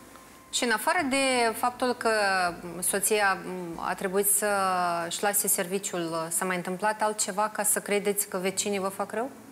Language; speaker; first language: Romanian; native; Romanian